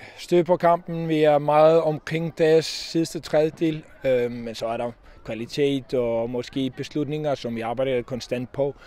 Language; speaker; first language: Danish; non-native, fluent; Icelandic